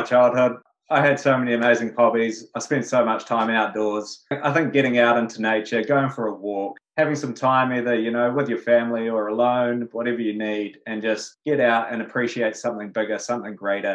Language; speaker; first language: English; native; English